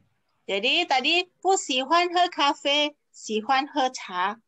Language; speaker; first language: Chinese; non-native, fluent; Indonesian